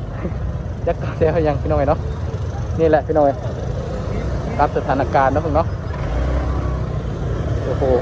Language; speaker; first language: Thai; non-native, local second language; Lao